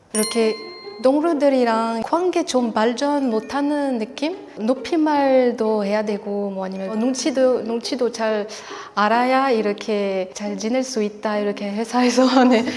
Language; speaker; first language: Korean; non-native, learner; French